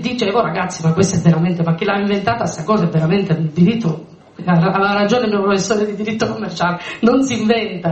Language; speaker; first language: Italian; native; Italian